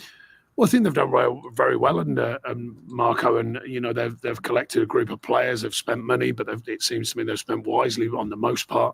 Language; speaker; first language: English; native; English